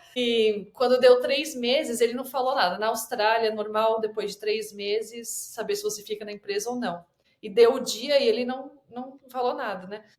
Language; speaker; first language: Portuguese; native; Portuguese